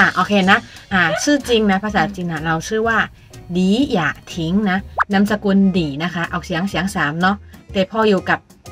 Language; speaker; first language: Thai; non-native, fluent; Chinese